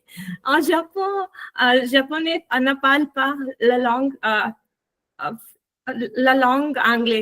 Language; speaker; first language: French; non-native, learner; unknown